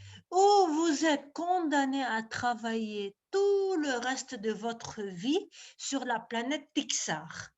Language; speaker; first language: French; non-native, local second language; Arabic